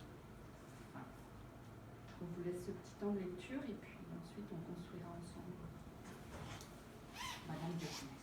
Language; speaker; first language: French; native; French